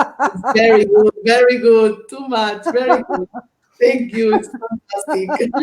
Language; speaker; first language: English; non-native, learner; Portuguese